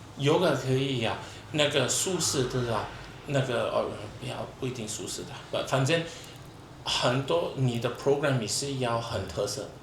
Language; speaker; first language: Chinese; non-native, fluent; English